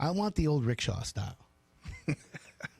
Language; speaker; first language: English; native; English